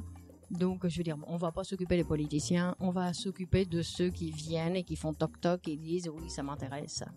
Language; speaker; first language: French; native; French